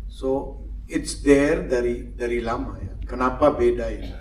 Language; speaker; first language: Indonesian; non-native, fluent; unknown